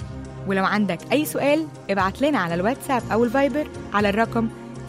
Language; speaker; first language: Arabic; native; Arabic